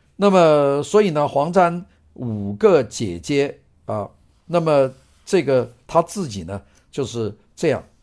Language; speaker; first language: Chinese; non-native, local second language; Cantonese